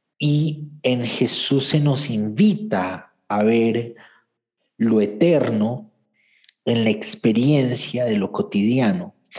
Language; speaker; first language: Spanish; native; Spanish